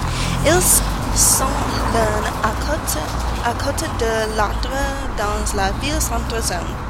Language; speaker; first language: French; non-native, learner; English